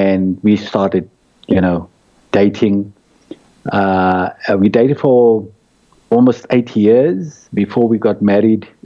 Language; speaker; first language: English; native; English